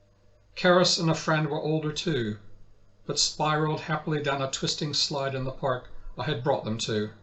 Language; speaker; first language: English; native; English